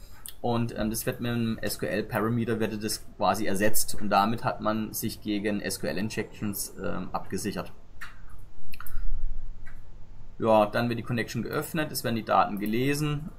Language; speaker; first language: German; native; German